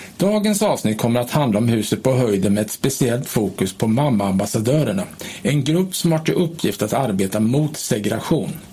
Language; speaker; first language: Swedish; native; Swedish